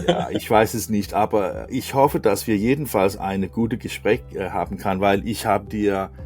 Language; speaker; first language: German; non-native, learner; Danish